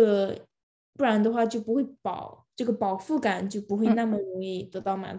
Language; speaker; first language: Chinese; early bilingual, other home language; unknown